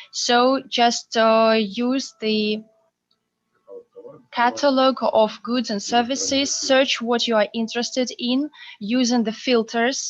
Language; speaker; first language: English; non-native, fluent; Russian